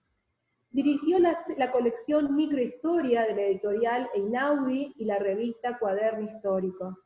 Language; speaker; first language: Spanish; native; Spanish